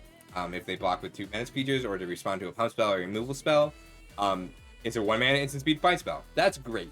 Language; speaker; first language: English; native; English